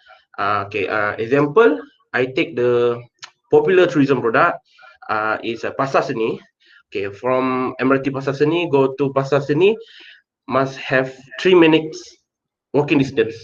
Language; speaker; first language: English; non-native, local second language; Malay